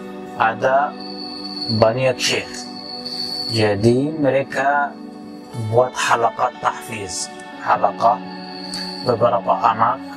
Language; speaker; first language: Indonesian; non-native, fluent; Arabic